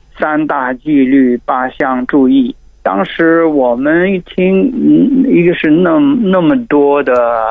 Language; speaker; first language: Chinese; non-native, fluent; Filipino